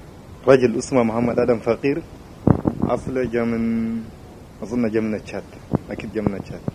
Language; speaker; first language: Arabic; native; Arabic